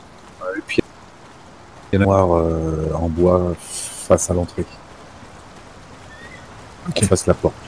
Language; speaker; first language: French; native; French